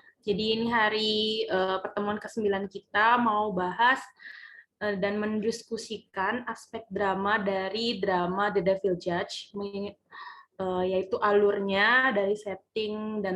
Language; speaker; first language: Indonesian; native; Indonesian